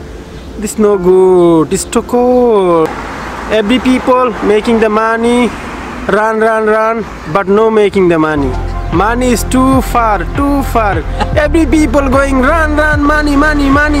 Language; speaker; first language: English; non-native, learner; Bangla